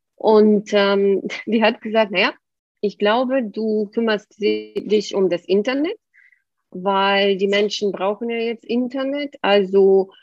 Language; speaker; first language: German; non-native, fluent; Bulgarian